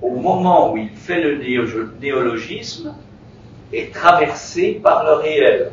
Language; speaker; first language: French; native; French